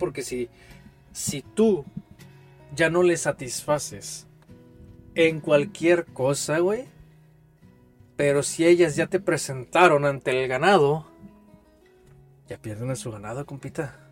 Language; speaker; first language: Spanish; native; Spanish